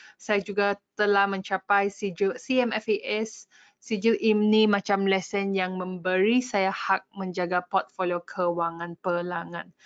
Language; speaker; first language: Malay; non-native, local second language; English